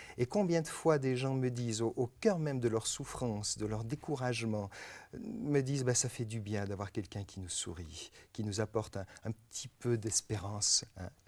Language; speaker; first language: French; native; French